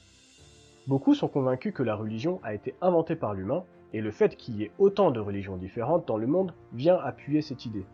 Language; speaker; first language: French; native; French